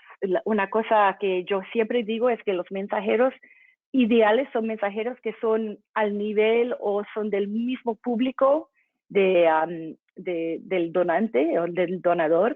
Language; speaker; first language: Spanish; non-native, fluent; English